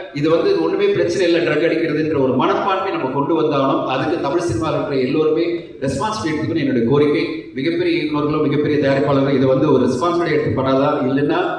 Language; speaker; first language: Tamil; native; Tamil